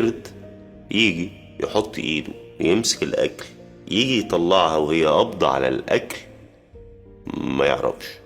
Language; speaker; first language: Arabic; native; Arabic